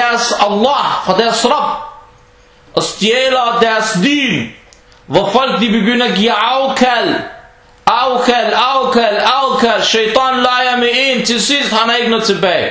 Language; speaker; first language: Danish; early bilingual, other home language; Arabic